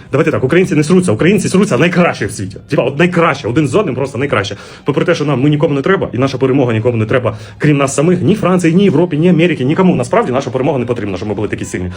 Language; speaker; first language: Ukrainian; native; Ukrainian